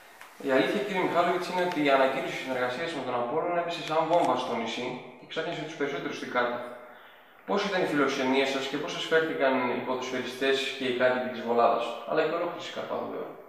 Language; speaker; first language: Greek; native; Greek